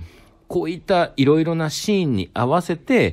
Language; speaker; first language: Japanese; native; Japanese